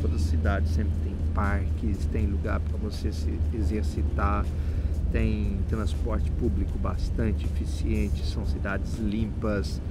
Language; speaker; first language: Portuguese; early bilingual, other home language; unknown